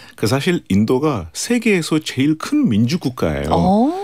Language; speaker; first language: Korean; non-native, fluent; Hindi